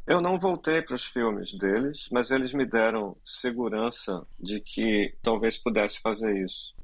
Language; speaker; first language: Portuguese; native; Portuguese